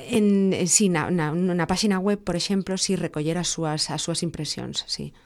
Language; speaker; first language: Galician; non-native, local second language; Spanish